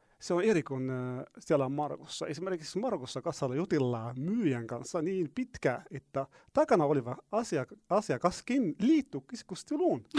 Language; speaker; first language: Finnish; non-native, fluent; Arabic